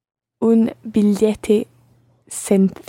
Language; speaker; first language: Spanish; non-native, learner; English